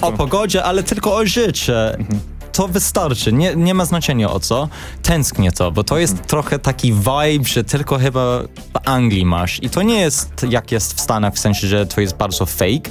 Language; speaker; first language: Polish; non-native, learner; English